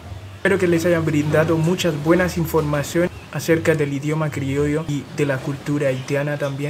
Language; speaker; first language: Spanish; non-native, fluent; Haitian Creole